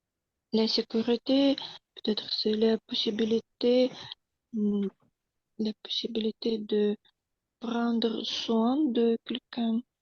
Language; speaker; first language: French; non-native, learner; Russian